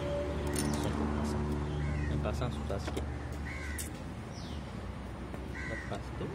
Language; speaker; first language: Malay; non-native, local second language; Chinese